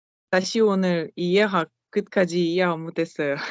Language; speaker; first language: Korean; non-native, learner; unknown